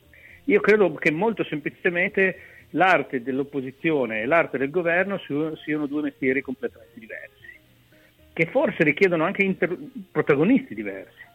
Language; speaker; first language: Italian; native; Italian